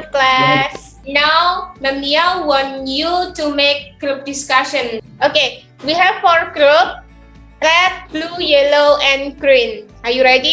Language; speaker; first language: English; non-native, learner; Indonesian